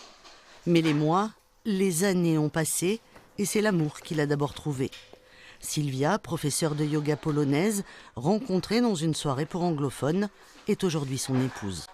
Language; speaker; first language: French; native; French